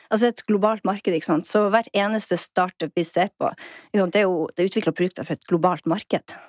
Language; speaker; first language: Norwegian; native; Norwegian